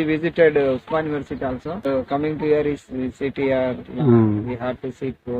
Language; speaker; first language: English; non-native, learner; Telugu